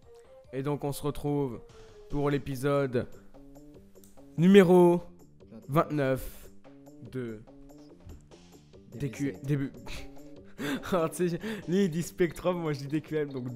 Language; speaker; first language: French; native; French